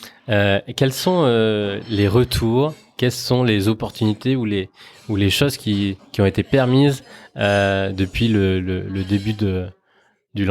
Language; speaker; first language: French; native; French